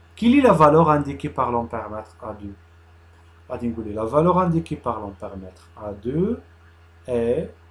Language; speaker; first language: French; non-native, local second language; Arabic